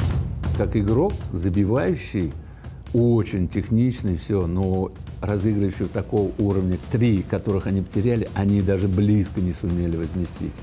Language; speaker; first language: Russian; native; Russian